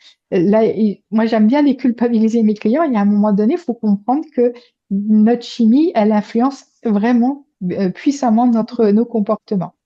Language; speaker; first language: French; native; French